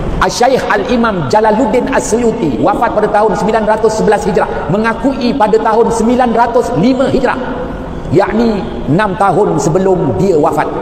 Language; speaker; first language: Malay; native; Malay